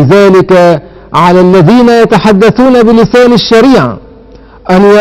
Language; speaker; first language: Arabic; native; Arabic